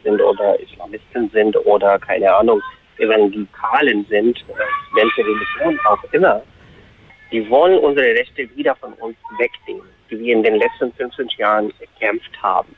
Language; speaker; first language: German; non-native, fluent; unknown